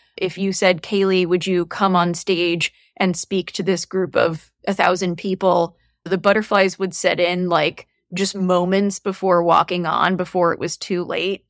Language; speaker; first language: English; native; English